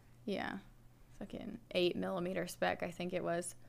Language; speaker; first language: English; native; English